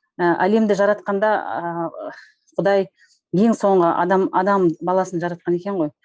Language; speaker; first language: Kazakh; native; Kazakh